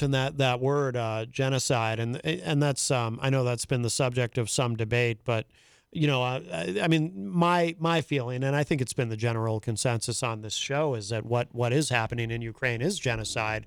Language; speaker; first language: English; native; English